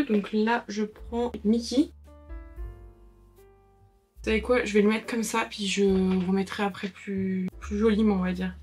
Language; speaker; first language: French; native; French